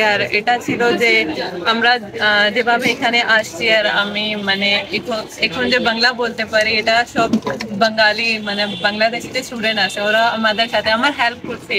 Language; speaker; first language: Bangla; non-native, fluent; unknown